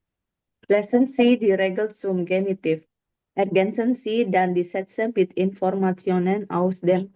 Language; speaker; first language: German; non-native, learner; Indonesian